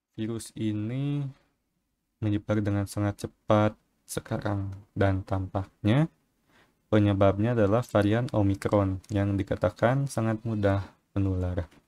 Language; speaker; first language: Indonesian; native; Indonesian